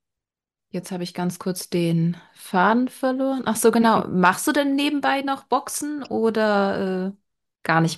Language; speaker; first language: German; native; German